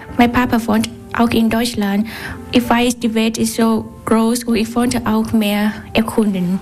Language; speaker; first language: German; non-native, learner; Vietnamese